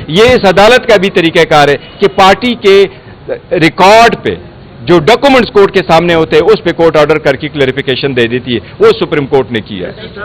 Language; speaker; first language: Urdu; non-native, local second language; Pashto